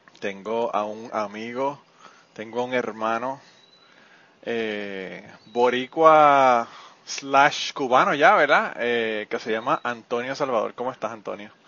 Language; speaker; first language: Spanish; native; Spanish